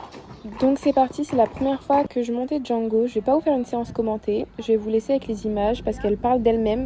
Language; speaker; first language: French; native; French